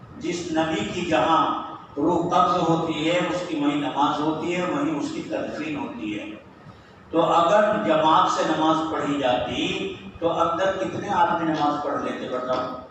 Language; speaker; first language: Urdu; native; Urdu